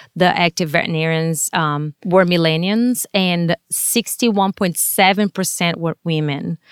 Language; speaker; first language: English; non-native, fluent; Portuguese